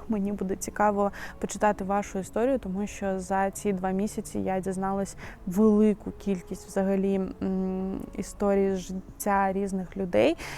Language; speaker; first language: Ukrainian; non-native, local second language; Russian